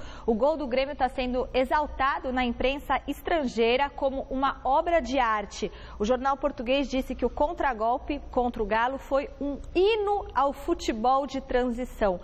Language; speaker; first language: Portuguese; native; Portuguese